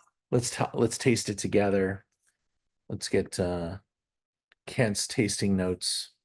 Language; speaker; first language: English; native; English